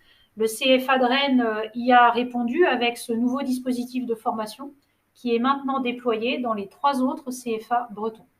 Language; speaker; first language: French; native; French